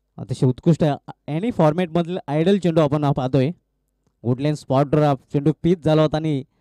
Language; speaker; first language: Marathi; native; Marathi